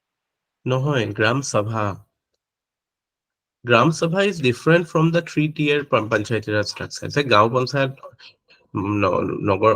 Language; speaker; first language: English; non-native, local second language; Assamese